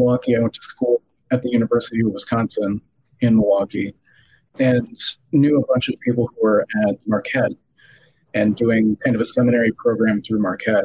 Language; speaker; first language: English; native; English